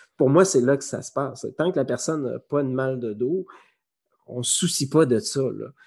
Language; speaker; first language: French; native; French